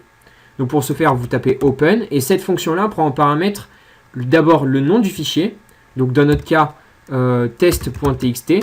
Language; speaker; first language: French; native; French